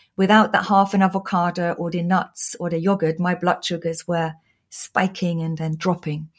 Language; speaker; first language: English; non-native, fluent; German